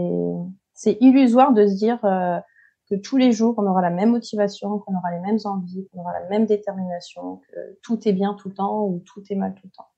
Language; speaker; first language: French; native; French